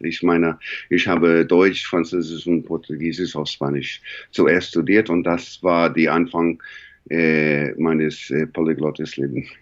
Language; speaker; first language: German; non-native, learner; English